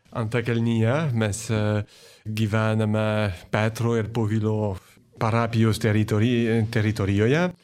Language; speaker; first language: Lithuanian; non-native, fluent; French